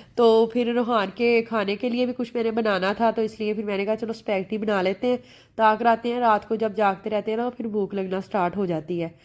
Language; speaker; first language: Urdu; native; Urdu